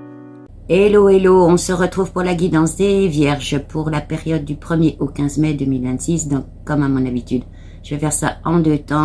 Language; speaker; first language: French; native; French